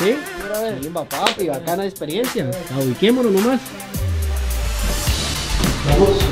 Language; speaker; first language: Spanish; native; Spanish